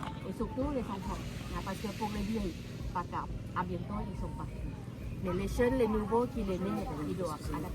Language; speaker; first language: French; non-native, learner; Thai